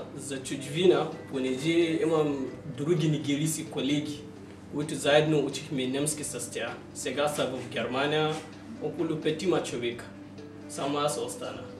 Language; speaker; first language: Bulgarian; non-native, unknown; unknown